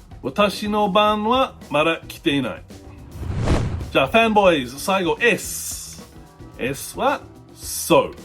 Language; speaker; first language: Japanese; non-native, fluent; English